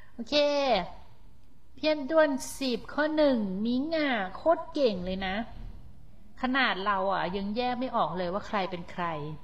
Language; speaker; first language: Thai; native; Thai